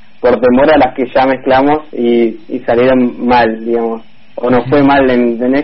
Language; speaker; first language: Spanish; native; Spanish